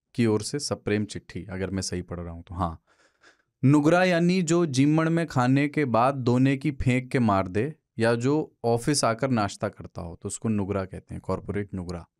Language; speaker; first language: Hindi; native; Hindi